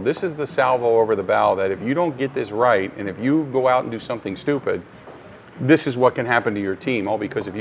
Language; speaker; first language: English; native; English